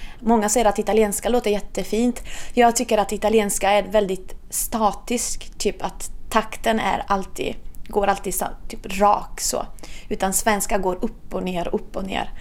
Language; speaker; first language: Swedish; non-native, fluent; Italian